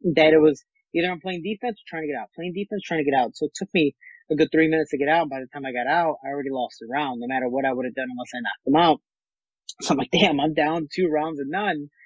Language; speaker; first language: English; native; English